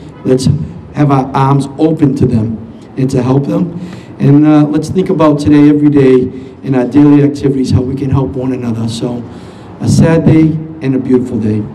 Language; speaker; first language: English; native; English